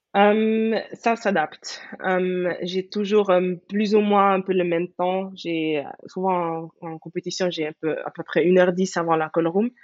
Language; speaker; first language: French; native; French